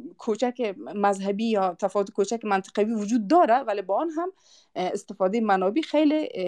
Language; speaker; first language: Persian; non-native, local second language; Uzbek